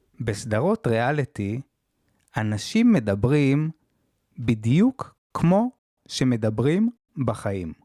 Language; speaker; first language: Hebrew; native; Hebrew